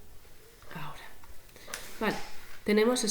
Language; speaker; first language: Spanish; native; Spanish